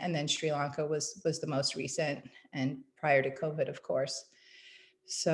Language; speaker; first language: English; native; English